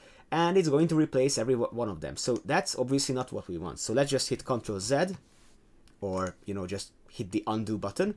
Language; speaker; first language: English; non-native, fluent; Hungarian